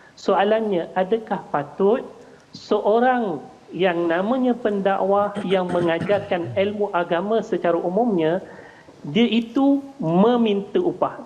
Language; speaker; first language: Malay; native; Malay